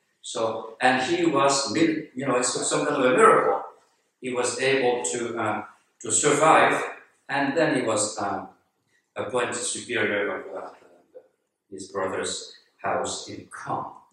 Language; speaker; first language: English; non-native, fluent; French